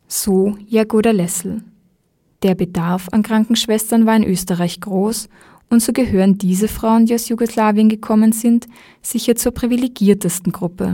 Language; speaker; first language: German; native; German